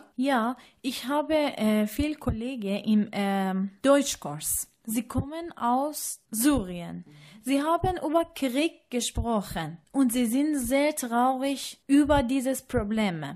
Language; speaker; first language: German; non-native, fluent; Persian